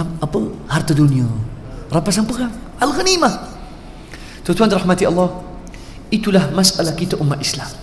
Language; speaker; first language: Malay; non-native, fluent; Arabic